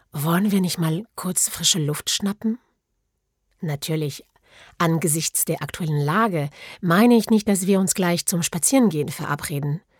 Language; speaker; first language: German; non-native, fluent; French